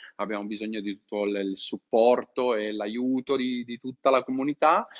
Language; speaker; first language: Italian; native; Italian